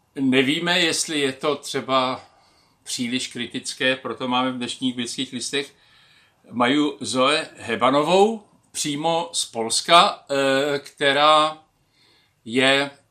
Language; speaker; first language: Czech; native; Czech